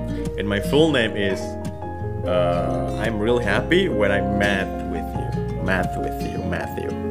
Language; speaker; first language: English; non-native, fluent; Indonesian